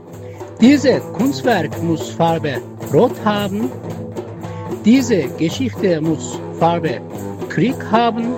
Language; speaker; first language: German; non-native, learner; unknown